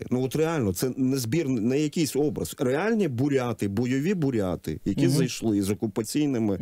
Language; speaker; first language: Ukrainian; native; Ukrainian